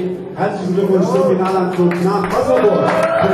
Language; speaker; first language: German; native; German